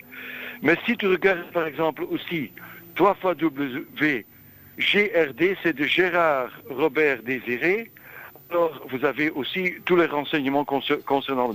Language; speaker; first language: French; non-native, local second language; Dutch